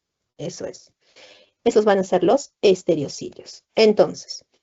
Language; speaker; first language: Spanish; native; Spanish